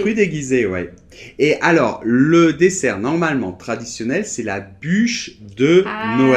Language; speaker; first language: French; native; French